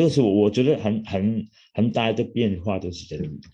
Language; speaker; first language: Chinese; non-native, local second language; Cantonese